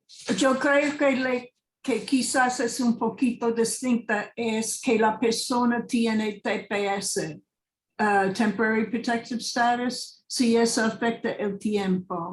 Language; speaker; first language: Spanish; non-native, fluent; English